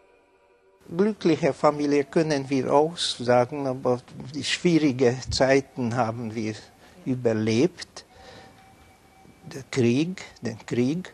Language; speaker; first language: German; non-native, fluent; Hungarian